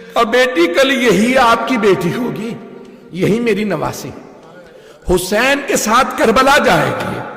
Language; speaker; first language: Urdu; native; Urdu